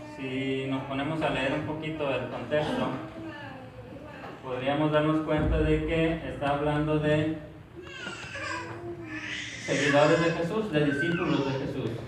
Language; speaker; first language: Spanish; native; Spanish